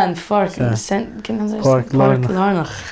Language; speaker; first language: Irish; native; Irish